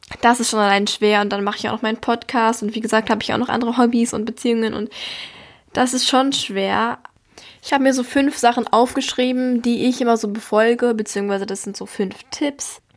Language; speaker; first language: German; native; German